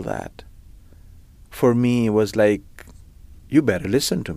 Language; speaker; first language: English; non-native, local second language; Punjabi